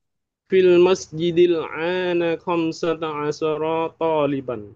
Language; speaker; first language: Arabic; non-native, learner; Indonesian